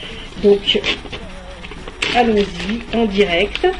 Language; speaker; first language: French; native; French